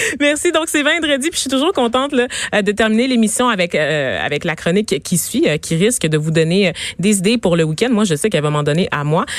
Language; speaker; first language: French; native; French